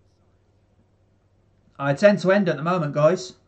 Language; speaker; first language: English; native; English